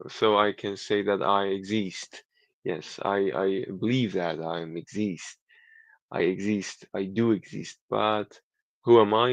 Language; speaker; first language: English; non-native, learner; Persian